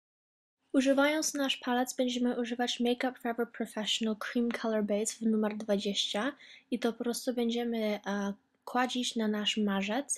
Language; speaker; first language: Polish; early bilingual, heritage; Polish